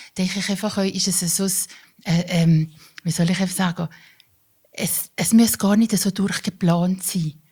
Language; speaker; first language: German; native; German